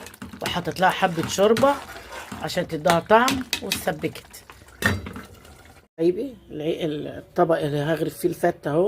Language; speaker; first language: Arabic; native; Arabic